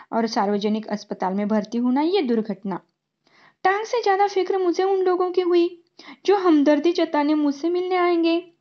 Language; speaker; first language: Hindi; non-native, local second language; Marathi